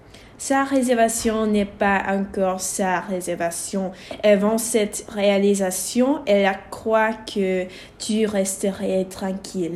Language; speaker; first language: French; non-native, learner; English